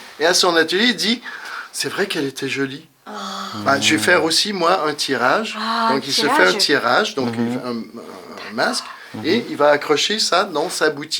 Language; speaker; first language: French; native; French